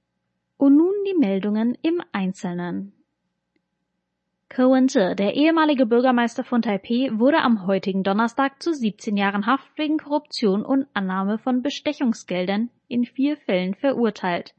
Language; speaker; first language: German; native; German